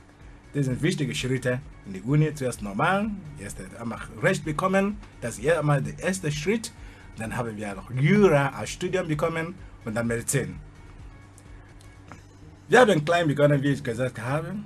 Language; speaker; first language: German; non-native, fluent; Igbo